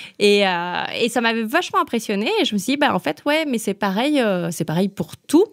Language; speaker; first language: French; native; French